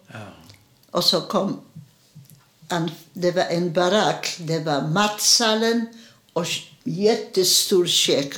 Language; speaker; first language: Swedish; non-native, fluent; Polish